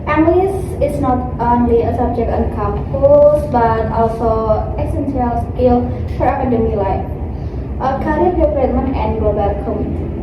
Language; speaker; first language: English; non-native, learner; Indonesian